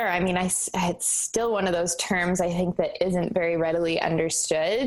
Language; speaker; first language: English; native; English